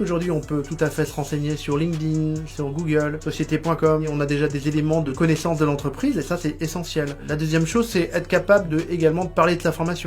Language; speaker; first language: French; native; French